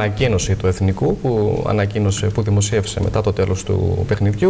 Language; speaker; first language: Greek; native; Greek